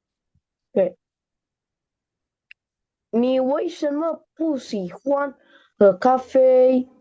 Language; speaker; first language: Chinese; non-native, learner; Indonesian